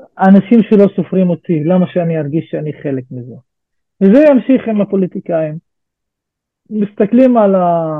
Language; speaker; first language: Hebrew; non-native, local second language; Arabic